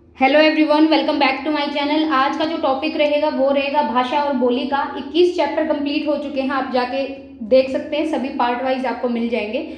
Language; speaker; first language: Hindi; native; Hindi